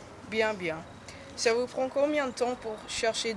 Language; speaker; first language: French; non-native, learner; English